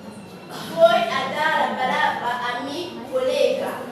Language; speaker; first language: Spanish; non-native, learner; French